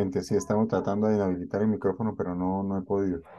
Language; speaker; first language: Spanish; native; Spanish